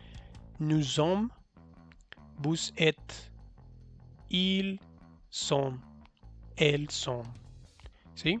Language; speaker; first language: French; non-native, learner; Spanish